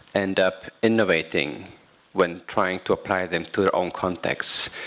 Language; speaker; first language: English; non-native, fluent; Catalan